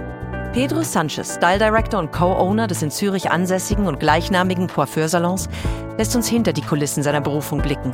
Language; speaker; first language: German; native; German